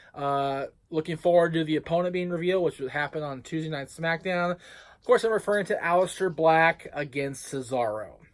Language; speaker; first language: English; native; English